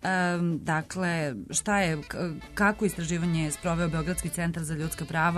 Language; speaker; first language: Serbian; native; Serbian